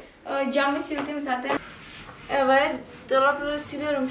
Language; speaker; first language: Turkish; non-native, learner; Indonesian